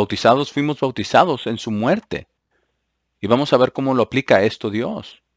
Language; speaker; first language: Spanish; native; Spanish